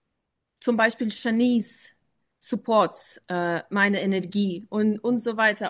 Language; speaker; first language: German; non-native, learner; English